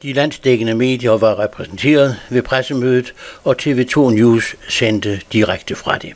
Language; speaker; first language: Danish; native; Danish